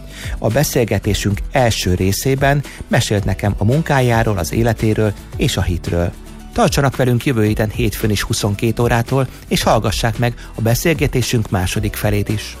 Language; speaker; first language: Hungarian; native; Hungarian